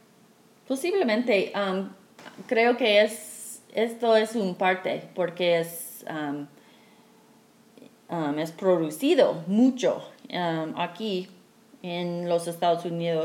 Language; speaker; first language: Spanish; non-native, learner; English